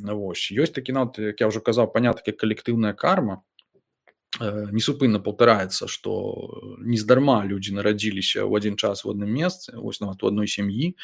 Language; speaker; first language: Belarusian; non-native, local second language; Russian